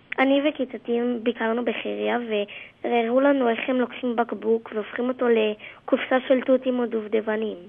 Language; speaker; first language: Hebrew; native; Hebrew